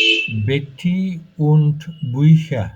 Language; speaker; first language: German; non-native, fluent; Bangla